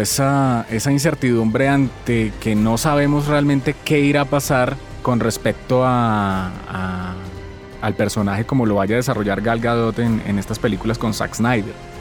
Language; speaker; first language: Spanish; native; Spanish